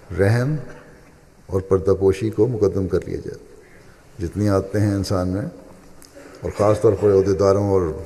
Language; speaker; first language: Urdu; native; Urdu